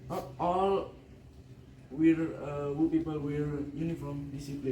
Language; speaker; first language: English; non-native, learner; Indonesian